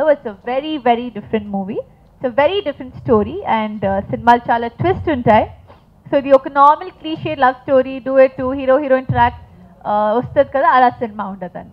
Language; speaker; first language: Telugu; non-native, fluent; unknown